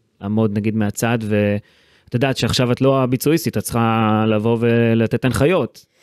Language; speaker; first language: Hebrew; native; Hebrew